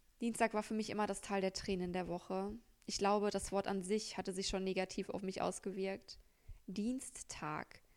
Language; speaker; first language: German; native; German